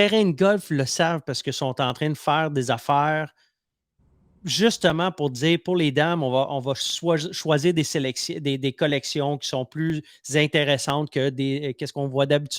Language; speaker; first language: French; native; French